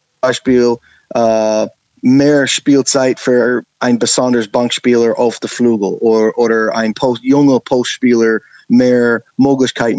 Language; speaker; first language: German; non-native, learner; English